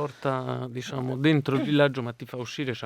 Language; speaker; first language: Italian; native; Italian